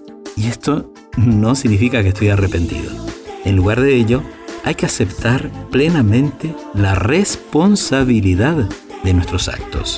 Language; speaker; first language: Spanish; native; Spanish